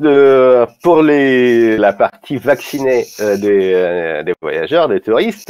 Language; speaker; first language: French; non-native, fluent; Russian